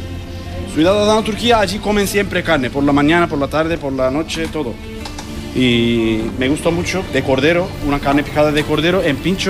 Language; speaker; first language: Spanish; non-native, learner; Turkish